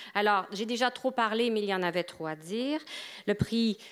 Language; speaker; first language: French; native; French